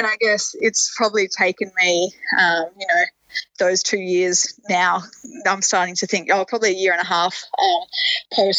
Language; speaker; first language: English; native; English